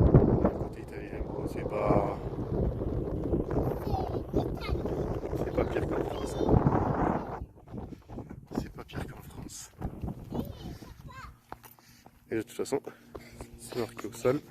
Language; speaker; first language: French; native; French